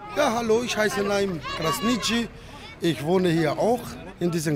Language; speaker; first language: German; non-native, local second language; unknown